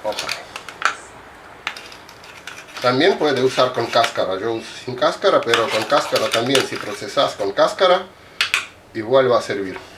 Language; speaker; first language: Spanish; non-native, fluent; Russian